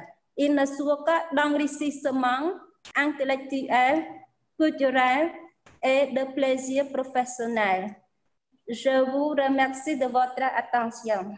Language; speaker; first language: French; non-native, fluent; Khmer